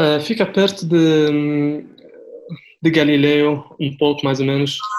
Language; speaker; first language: Portuguese; non-native, fluent; Arabic